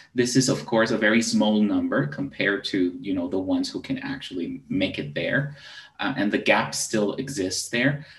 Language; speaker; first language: English; non-native, fluent; Spanish